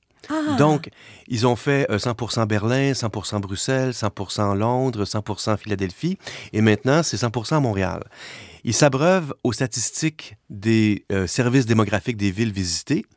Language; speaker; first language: French; native; French